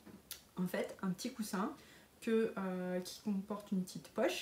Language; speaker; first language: French; native; French